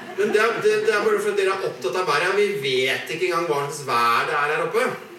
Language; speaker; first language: Norwegian; native; Norwegian